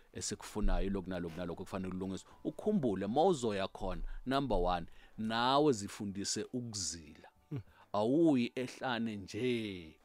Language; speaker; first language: Zulu; native; Zulu